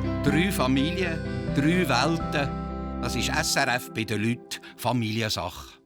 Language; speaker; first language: German; native; German